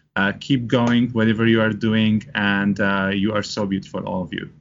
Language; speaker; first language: English; non-native, fluent; Arabic